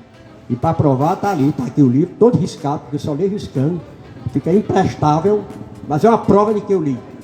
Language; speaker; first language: Portuguese; native; Portuguese